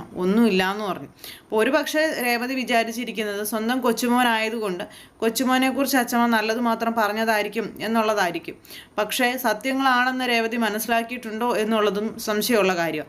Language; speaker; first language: Malayalam; native; Malayalam